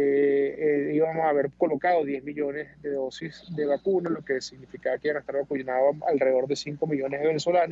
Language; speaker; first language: Spanish; native; Spanish